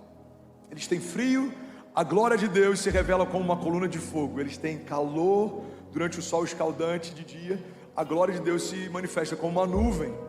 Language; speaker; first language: Portuguese; native; Portuguese